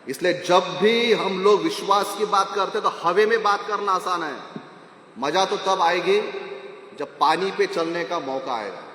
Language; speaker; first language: Hindi; non-native, local second language; Marathi